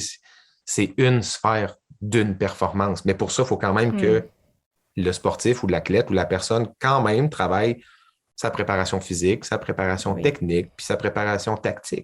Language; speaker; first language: French; native; French